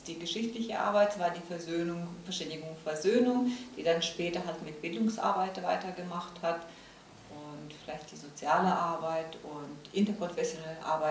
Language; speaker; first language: German; non-native, fluent; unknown